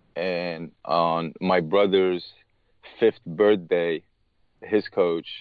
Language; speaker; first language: English; early bilingual, other home language; Arabic